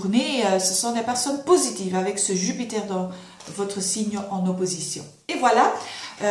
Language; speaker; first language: French; non-native, fluent; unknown